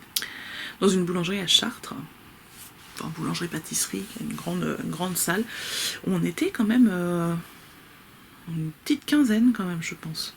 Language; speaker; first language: French; native; French